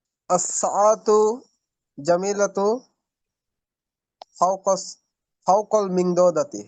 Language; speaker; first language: Arabic; non-native, learner; Bangla